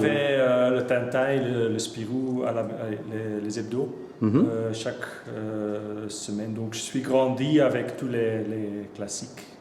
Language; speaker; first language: French; non-native, local second language; Dutch